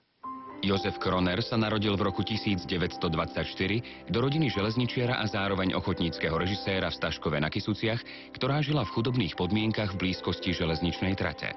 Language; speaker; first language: Slovak; native; Slovak